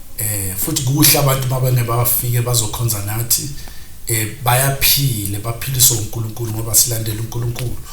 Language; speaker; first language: Zulu; native; Zulu